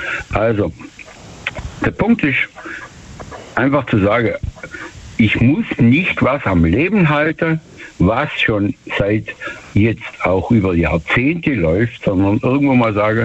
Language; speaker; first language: German; native; German